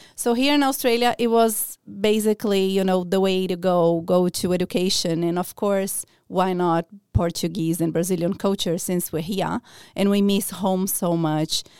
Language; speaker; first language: English; non-native, fluent; Portuguese